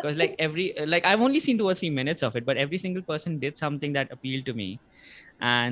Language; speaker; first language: English; non-native, local second language; Bangla